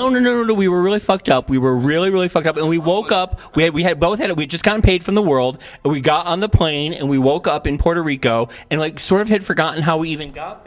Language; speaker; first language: English; native; English